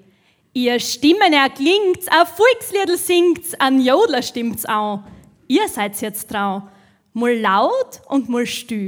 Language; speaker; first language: German; native; German